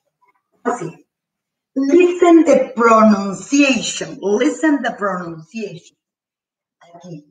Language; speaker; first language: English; non-native, fluent; Spanish